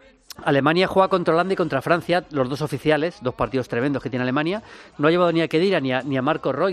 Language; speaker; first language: Spanish; native; Spanish